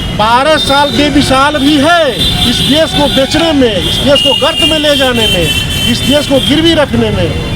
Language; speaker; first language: Hindi; native; Hindi